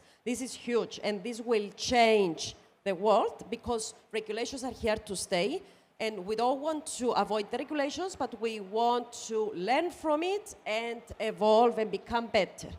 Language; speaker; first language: English; non-native, fluent; Greek